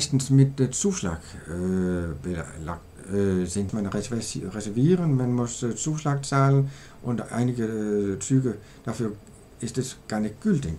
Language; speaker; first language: German; non-native, learner; Danish